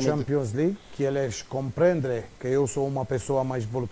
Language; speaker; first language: Portuguese; non-native, fluent; Romanian